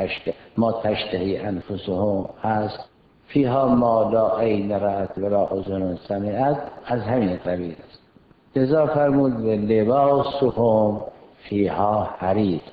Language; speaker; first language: Persian; native; Persian